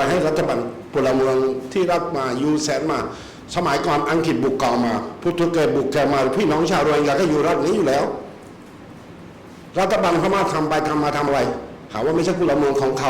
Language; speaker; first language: Thai; early bilingual, other home language; Rohingya